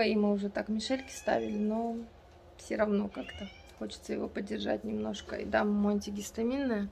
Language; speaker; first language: Russian; native; Russian